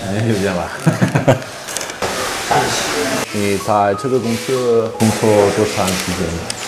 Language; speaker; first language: Chinese; non-native, learner; Spanish